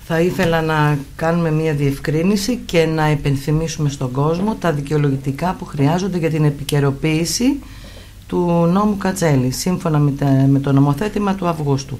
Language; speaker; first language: Greek; native; Greek